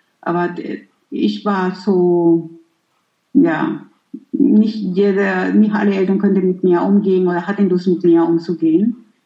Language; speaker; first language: German; non-native, fluent; Spanish